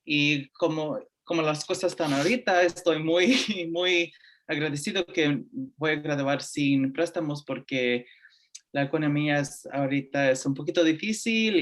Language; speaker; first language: Spanish; early bilingual, heritage; Spanish